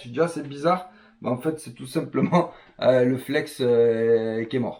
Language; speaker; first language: French; native; French